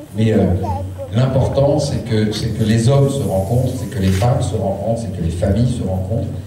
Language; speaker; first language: French; early bilingual, other home language; Swiss German